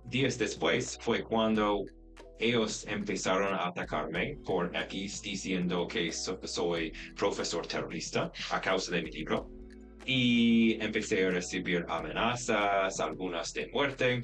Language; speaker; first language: Spanish; non-native, fluent; English